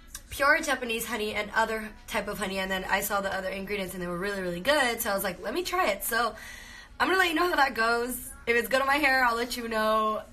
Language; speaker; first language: English; early bilingual, other home language; Spanish